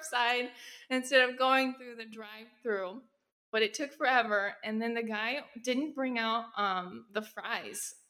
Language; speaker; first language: English; native; English